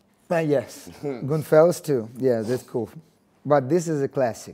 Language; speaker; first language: English; non-native, learner; Russian